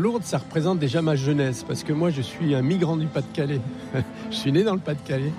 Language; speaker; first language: French; native; French